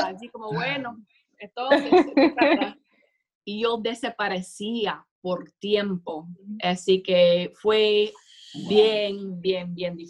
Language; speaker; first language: Spanish; non-native, fluent; English